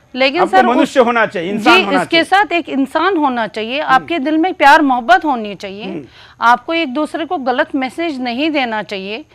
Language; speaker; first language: Hindi; native; Hindi